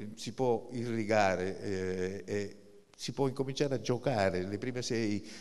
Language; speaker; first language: Italian; native; Italian